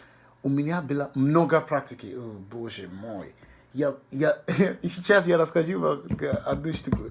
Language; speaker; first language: Russian; non-native, fluent; English